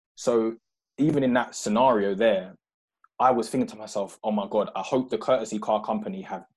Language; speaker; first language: English; native; English